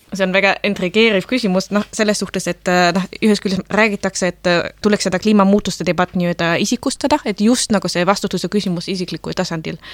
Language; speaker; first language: Estonian; non-native, fluent; German